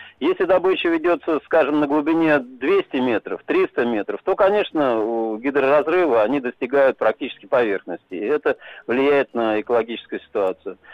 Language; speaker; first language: Russian; native; Russian